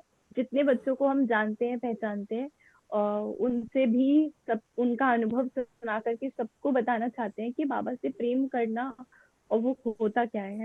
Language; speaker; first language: Hindi; native; Hindi